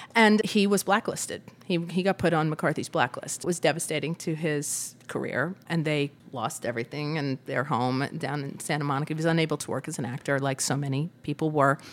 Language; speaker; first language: English; native; English